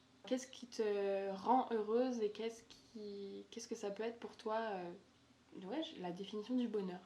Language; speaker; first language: French; native; French